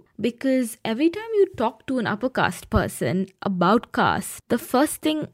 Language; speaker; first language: English; non-native, local second language; Hindi